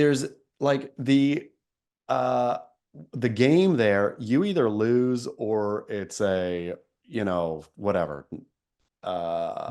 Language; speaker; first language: English; native; English